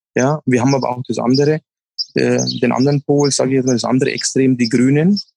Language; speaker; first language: German; native; German